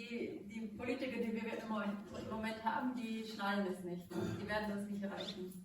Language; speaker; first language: German; native; German